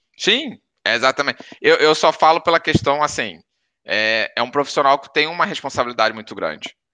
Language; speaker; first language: Portuguese; native; Portuguese